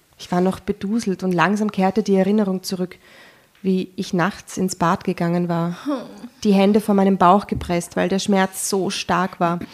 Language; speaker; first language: German; early bilingual, other home language; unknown